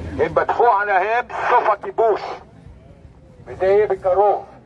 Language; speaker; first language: Hebrew; non-native, local second language; Arabic